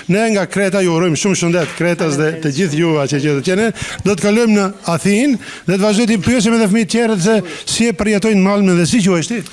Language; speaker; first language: Albanian; native; Albanian